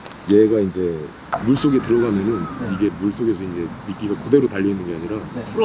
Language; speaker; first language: Korean; native; Korean